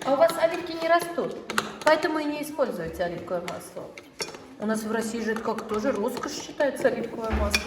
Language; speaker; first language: Russian; native; Russian